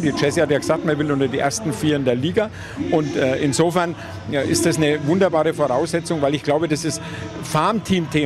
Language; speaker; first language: German; native; German